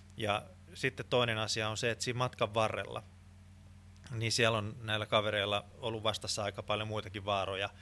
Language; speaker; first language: Finnish; non-native, local second language; Swedish